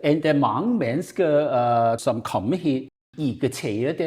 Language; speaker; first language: Danish; non-native, learner; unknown